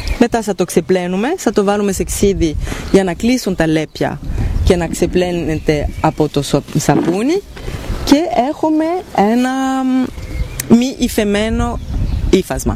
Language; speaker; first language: Greek; non-native, fluent; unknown